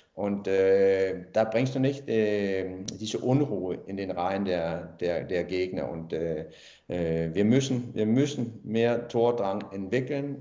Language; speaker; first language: German; non-native, fluent; Danish